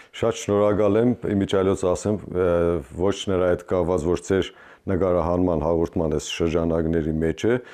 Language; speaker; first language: Armenian; native; Armenian